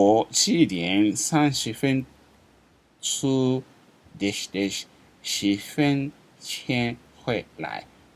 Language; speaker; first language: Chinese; non-native, learner; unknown